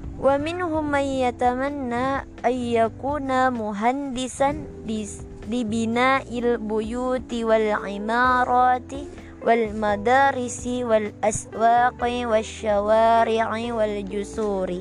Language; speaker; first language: Arabic; non-native, learner; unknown